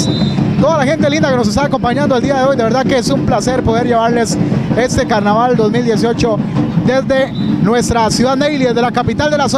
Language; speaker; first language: Spanish; native; Spanish